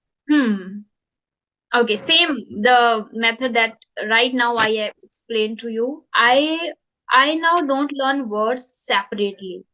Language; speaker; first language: English; non-native, local second language; Hindi